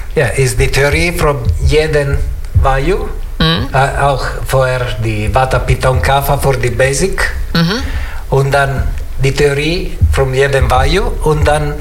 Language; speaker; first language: German; non-native, learner; Italian